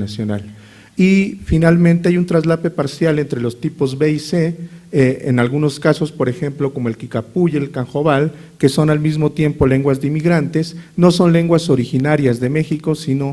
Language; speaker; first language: Spanish; native; Spanish